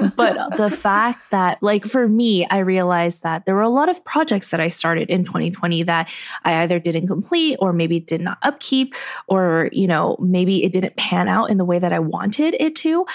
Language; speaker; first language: English; native; English